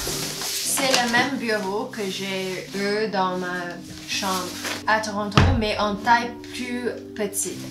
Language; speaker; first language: French; non-native, learner; English